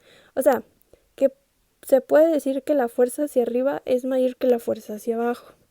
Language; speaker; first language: Spanish; native; Spanish